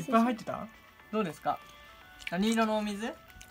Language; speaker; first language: Japanese; native; Japanese